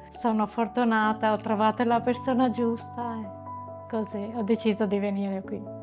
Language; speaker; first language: Italian; non-native, fluent; Albanian